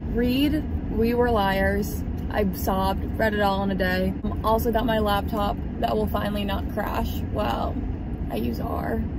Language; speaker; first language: English; native; English